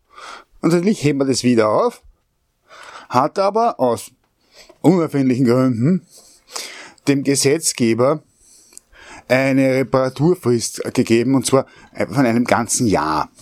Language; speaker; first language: German; native; German